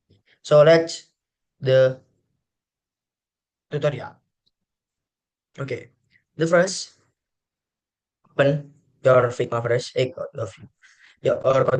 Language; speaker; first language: English; non-native, learner; Indonesian